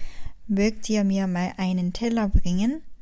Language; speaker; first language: German; non-native, fluent; Korean